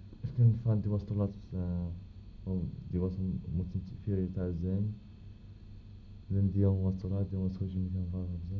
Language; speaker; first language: Dutch; non-native, learner; Arabic